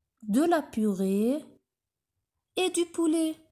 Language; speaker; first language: French; non-native, local second language; Arabic